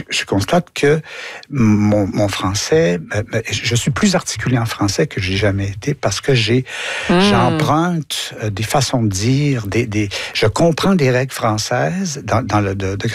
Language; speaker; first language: French; native; French